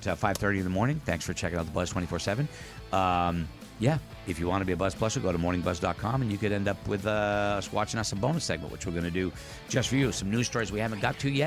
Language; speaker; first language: English; native; English